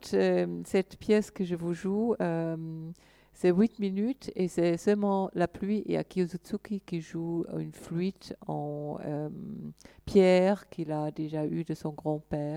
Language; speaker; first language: French; non-native, fluent; German